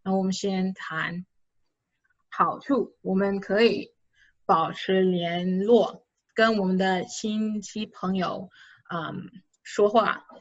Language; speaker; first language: Chinese; non-native, fluent; English